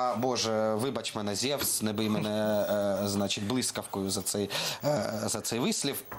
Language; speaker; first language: Ukrainian; non-native, local second language; Russian